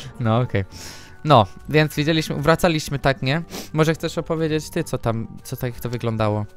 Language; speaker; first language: Polish; early bilingual, heritage; Polish